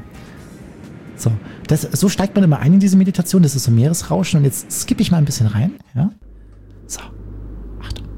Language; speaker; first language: German; native; German